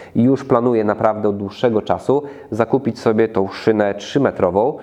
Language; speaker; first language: Polish; native; Polish